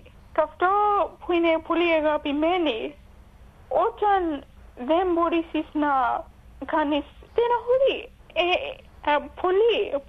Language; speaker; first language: Greek; early bilingual, heritage; English